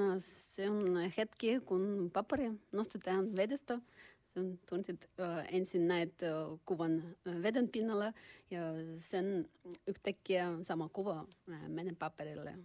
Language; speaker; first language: Finnish; non-native, learner; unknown